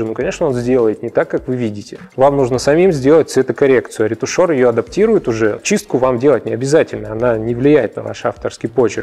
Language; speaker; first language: Russian; native; Russian